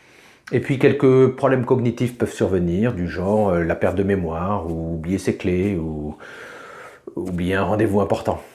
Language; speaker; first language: French; native; French